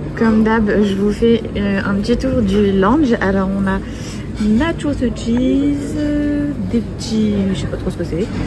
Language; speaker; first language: French; native; French